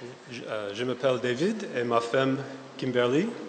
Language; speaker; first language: French; non-native, learner; English